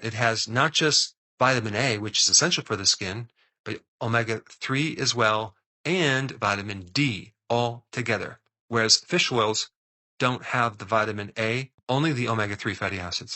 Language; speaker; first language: English; native; English